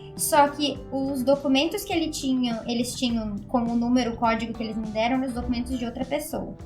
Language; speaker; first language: Portuguese; native; Portuguese